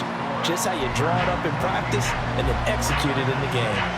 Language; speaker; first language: English; native; English